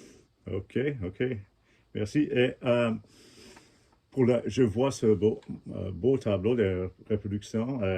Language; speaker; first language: French; non-native, fluent; English